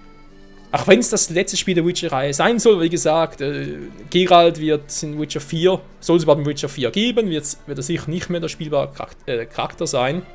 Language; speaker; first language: German; native; German